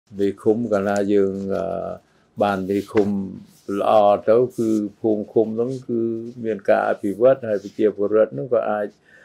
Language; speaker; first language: Khmer; native; Khmer